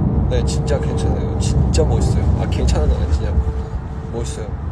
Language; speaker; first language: Korean; non-native, learner; Chinese